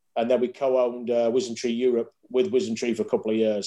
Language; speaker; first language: English; native; English